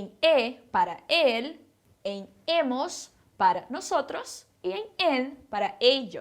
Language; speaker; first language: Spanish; non-native, fluent; Portuguese